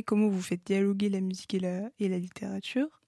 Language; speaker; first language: French; native; French